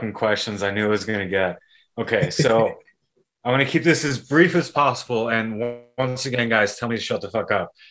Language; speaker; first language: English; native; English